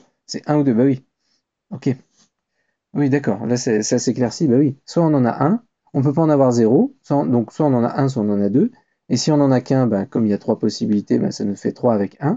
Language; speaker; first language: French; native; French